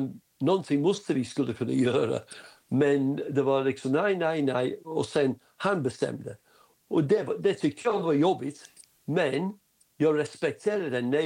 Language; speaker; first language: Swedish; non-native, fluent; English